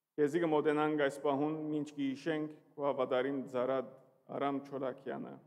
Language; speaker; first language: Armenian; early bilingual, heritage; Armenian